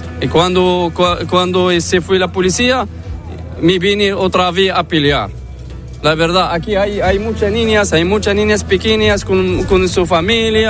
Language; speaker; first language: Spanish; non-native, learner; Arabic